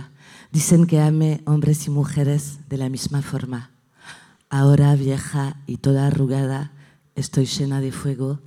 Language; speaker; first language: Spanish; non-native, fluent; French